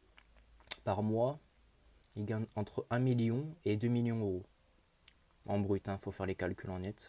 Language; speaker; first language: French; native; French